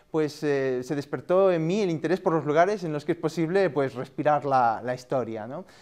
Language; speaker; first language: Spanish; native; Spanish